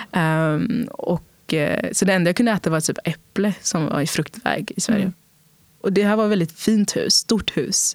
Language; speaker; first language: Swedish; early bilingual, other home language; Portuguese